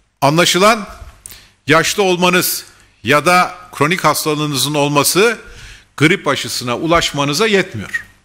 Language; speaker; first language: Turkish; native; Turkish